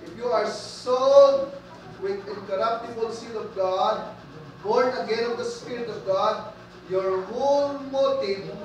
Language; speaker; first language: English; non-native, local second language; Filipino